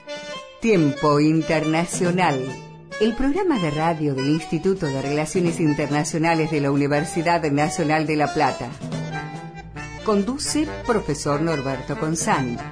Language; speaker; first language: Spanish; native; Spanish